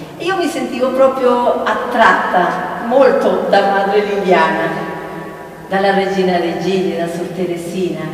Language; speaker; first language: Italian; non-native, fluent; Spanish